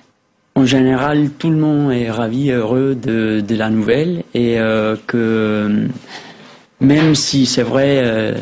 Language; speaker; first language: French; non-native, fluent; Spanish